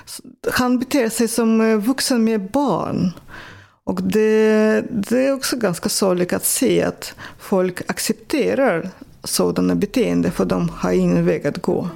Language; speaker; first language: Swedish; non-native, fluent; Russian